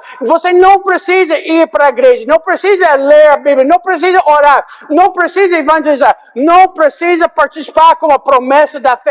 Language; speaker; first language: Portuguese; non-native, fluent; English